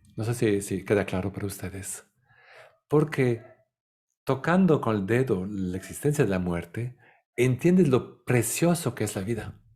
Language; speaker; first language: Spanish; non-native, fluent; Italian